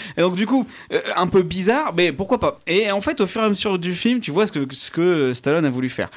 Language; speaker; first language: French; native; French